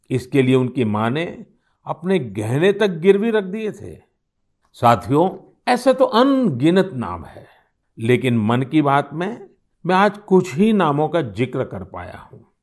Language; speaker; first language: Hindi; non-native, local second language; Gujarati